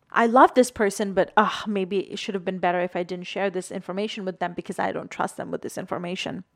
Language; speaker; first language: English; non-native, local second language; Bangla